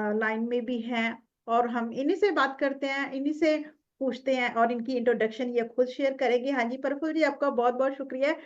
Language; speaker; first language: Hindi; non-native, local second language; Punjabi